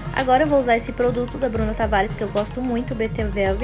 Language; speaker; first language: Portuguese; native; Portuguese